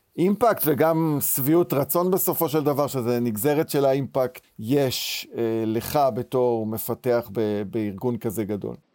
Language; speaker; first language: Hebrew; native; Hebrew